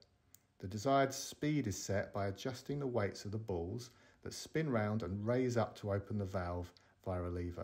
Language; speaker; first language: English; native; English